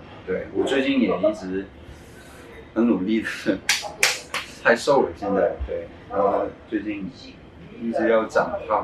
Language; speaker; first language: Chinese; non-native, local second language; Cantonese